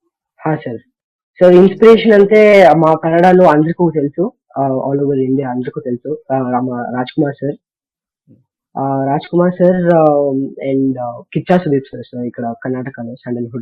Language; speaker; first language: Telugu; non-native, learner; Kannada